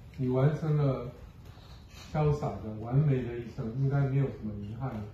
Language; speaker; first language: Chinese; native; Chinese